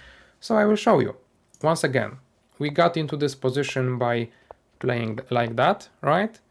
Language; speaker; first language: English; non-native, fluent; Polish